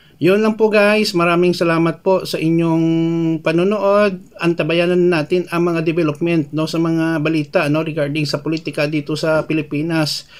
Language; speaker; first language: Filipino; non-native, local second language; Hiligaynon